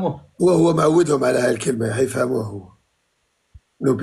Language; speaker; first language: Arabic; native; Arabic